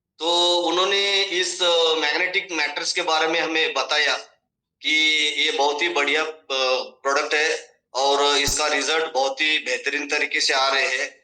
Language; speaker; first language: Hindi; non-native, local second language; Marathi